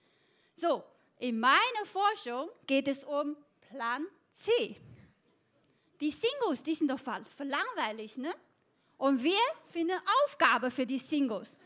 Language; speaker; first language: German; non-native, fluent; Chinese